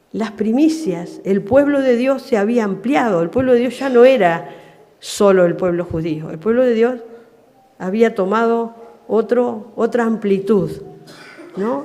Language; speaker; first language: Spanish; native; Spanish